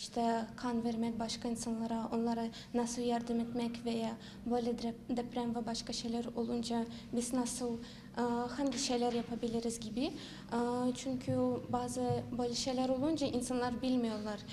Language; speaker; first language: Turkish; non-native, learner; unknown